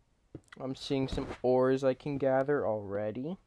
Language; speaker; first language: English; native; English